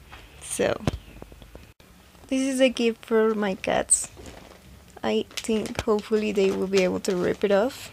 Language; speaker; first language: English; non-native, fluent; Spanish